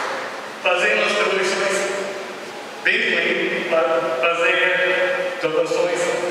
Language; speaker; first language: Portuguese; non-native, learner; English